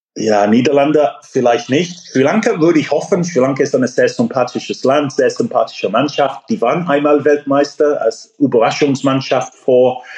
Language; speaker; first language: German; non-native, fluent; English